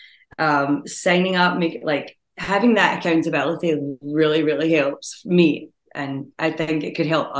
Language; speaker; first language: English; native; English